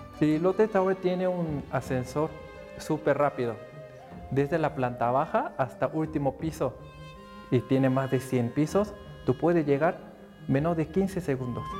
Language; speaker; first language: Spanish; non-native, fluent; Korean